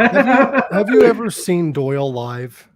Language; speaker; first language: English; native; English